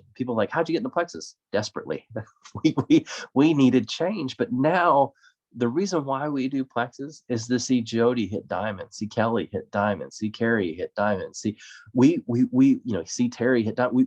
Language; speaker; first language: English; native; English